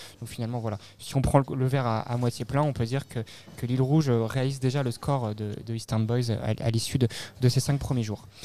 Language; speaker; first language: French; native; French